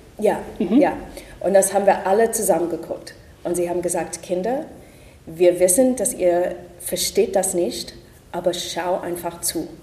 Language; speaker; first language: German; non-native, fluent; English